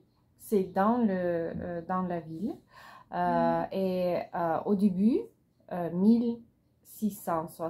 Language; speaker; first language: French; non-native, learner; Russian